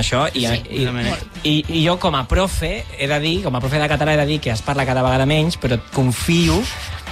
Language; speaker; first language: Catalan; native; Catalan